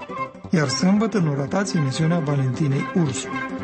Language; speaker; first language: Romanian; native; Romanian